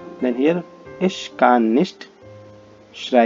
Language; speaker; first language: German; non-native, fluent; Hindi